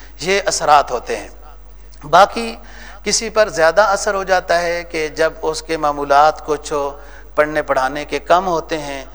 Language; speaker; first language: Urdu; native; Urdu